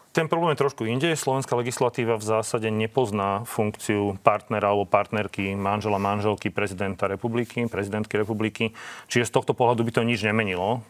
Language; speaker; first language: Slovak; native; Slovak